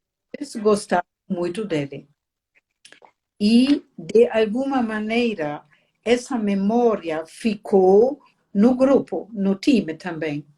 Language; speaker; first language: Portuguese; non-native, fluent; German